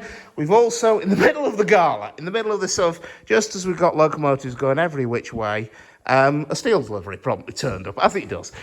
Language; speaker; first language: English; native; English